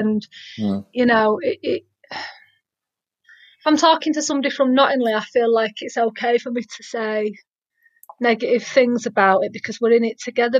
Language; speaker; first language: English; native; English